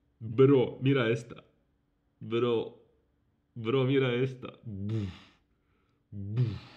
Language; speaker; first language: Spanish; non-native, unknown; Ukrainian